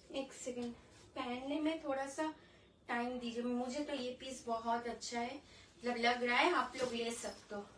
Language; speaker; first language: Hindi; non-native, local second language; Bangla